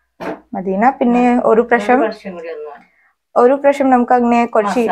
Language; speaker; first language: Malayalam; non-native, learner; Hindi